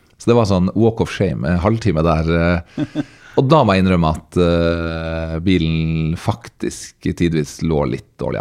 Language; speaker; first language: Norwegian; native; Norwegian